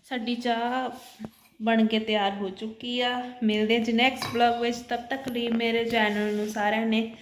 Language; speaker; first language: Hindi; non-native, local second language; Punjabi